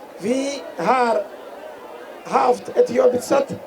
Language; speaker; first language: Swedish; non-native, fluent; Somali